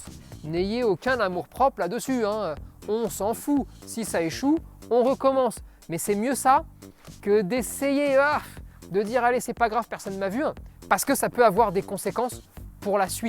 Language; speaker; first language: French; native; French